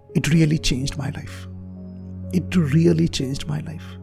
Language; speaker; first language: English; non-native, local second language; Marathi